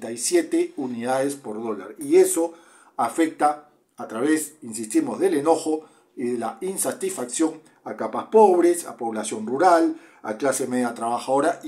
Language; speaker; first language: Spanish; native; Spanish